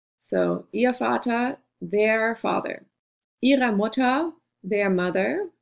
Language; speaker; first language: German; non-native, fluent; English